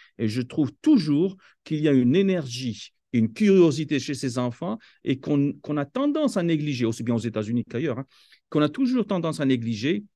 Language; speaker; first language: French; non-native, local second language; Kabyle